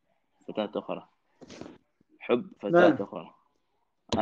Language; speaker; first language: Arabic; non-native, learner; Somali